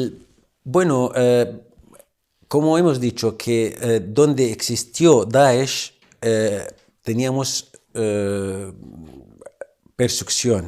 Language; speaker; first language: Spanish; non-native, fluent; Arabic